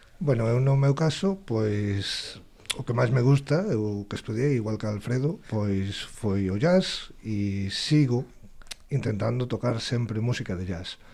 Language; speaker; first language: Galician; non-native, local second language; Spanish